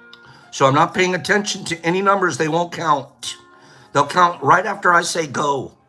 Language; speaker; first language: English; native; English